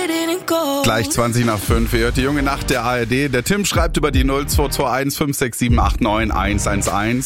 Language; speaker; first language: German; native; German